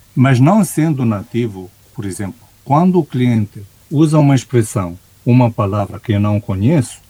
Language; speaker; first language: Portuguese; non-native, fluent; Romanian